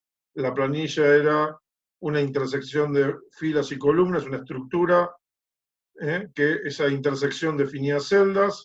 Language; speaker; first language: Spanish; native; Spanish